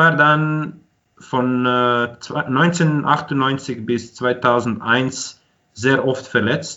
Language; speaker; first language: German; non-native, fluent; Croatian